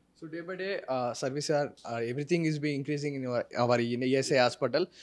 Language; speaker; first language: English; non-native, local second language; Telugu